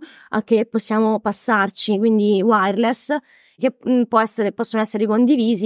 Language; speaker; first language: Italian; native; Italian